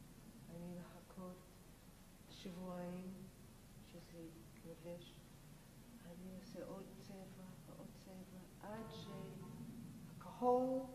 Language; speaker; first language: Hebrew; non-native, learner; English